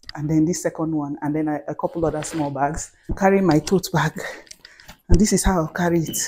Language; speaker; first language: English; non-native, local second language; Hausa